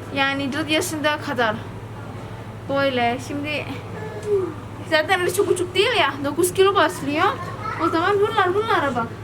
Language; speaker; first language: Turkish; non-native, learner; Indonesian